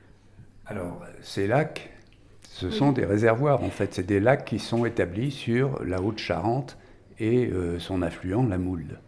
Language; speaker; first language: French; native; French